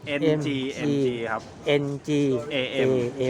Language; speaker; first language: Thai; native; Thai